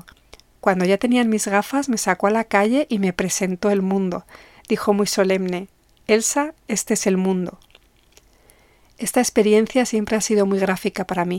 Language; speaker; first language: Spanish; native; Spanish